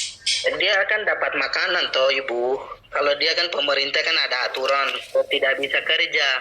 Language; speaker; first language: Indonesian; non-native, learner; Rohingya